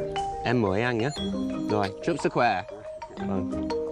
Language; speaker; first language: Vietnamese; non-native, learner; English